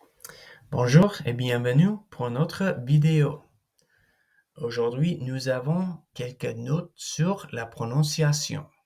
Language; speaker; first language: French; non-native, fluent; English